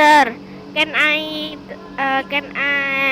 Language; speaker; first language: English; non-native, learner; Indonesian